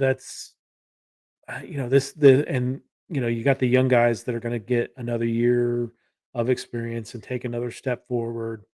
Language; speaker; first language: English; native; English